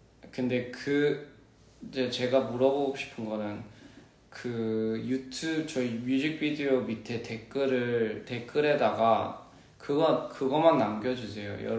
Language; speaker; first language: Korean; early bilingual, heritage; Korean